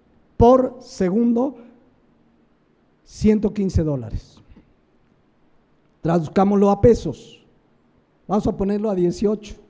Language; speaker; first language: Spanish; native; Spanish